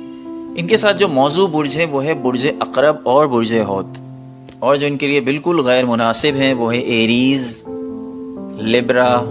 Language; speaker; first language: Urdu; native; Urdu